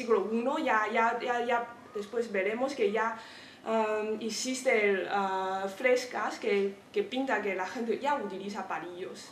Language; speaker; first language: Spanish; non-native, fluent; Chinese